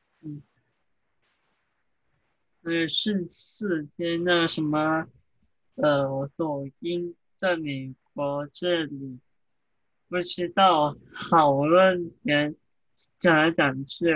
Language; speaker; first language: Chinese; early bilingual, heritage; English